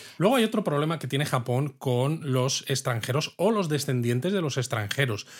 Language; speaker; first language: Spanish; native; Spanish